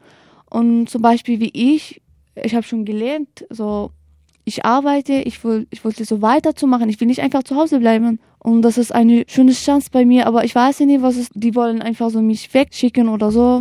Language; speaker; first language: German; non-native, learner; Kurdish